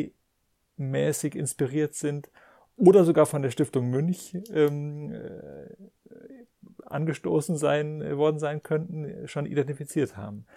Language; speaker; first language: German; native; German